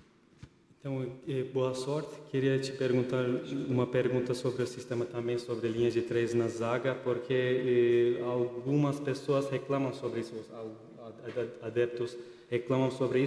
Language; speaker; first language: Portuguese; non-native, fluent; Turkish